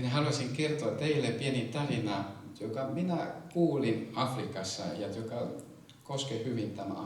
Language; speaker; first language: Finnish; non-native, fluent; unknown